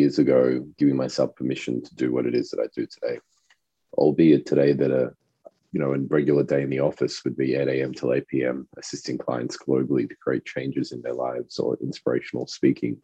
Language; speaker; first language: English; non-native, local second language; French